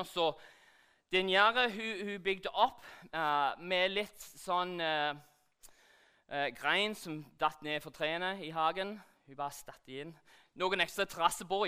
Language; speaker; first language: Norwegian; non-native, fluent; English